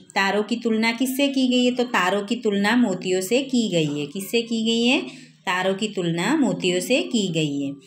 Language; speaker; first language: Hindi; non-native, local second language; Gujarati